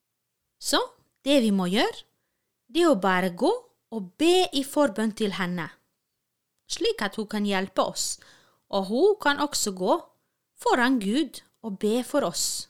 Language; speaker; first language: Norwegian; non-native, fluent; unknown